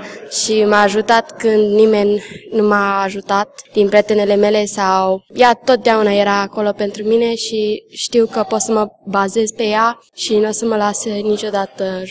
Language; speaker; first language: Romanian; early bilingual, heritage; Romanian